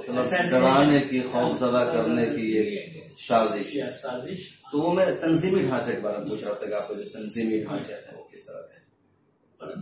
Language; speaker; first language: Hindi; native; Hindi